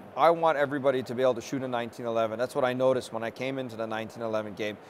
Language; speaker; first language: English; non-native, local second language; Filipino